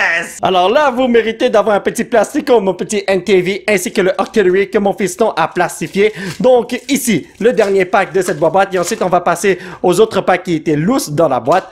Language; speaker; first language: French; native; French